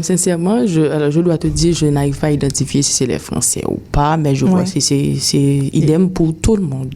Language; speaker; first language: French; non-native, local second language; Haitian Creole